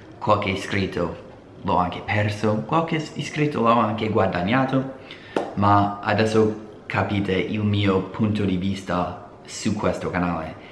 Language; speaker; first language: Italian; non-native, fluent; English